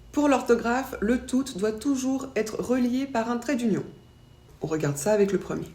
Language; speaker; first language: French; native; French